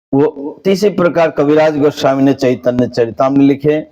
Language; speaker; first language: Hindi; non-native, local second language; Bangla